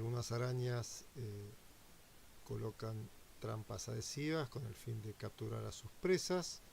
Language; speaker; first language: Spanish; native; Spanish